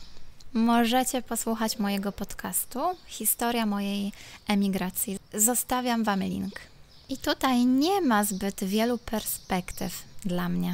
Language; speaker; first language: Polish; non-native, local second language; Ukrainian